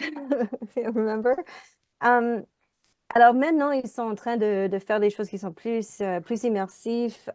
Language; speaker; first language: French; non-native, fluent; English